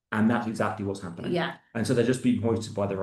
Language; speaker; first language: English; native; English